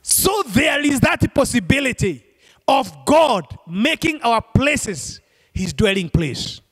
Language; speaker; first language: English; non-native, local second language; Swahili